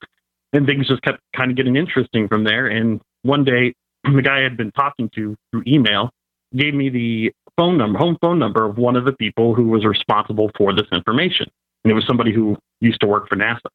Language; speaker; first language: English; native; English